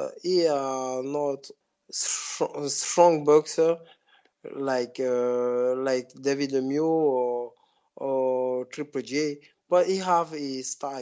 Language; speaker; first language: English; non-native, fluent; French